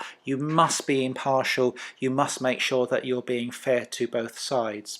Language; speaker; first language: English; native; English